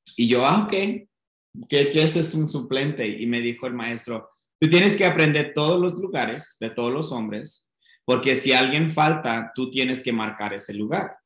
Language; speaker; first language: Spanish; non-native, fluent; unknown